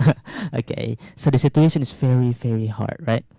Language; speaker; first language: English; non-native, learner; Indonesian